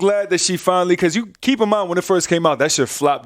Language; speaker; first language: English; native; English